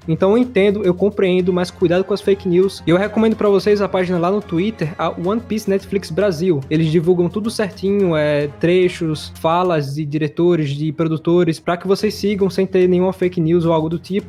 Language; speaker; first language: Portuguese; native; Portuguese